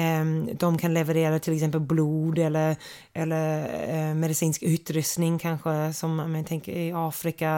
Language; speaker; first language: Swedish; non-native, fluent; English